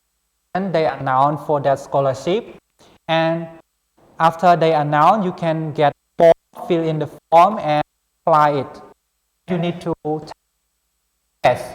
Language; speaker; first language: English; non-native, fluent; Khmer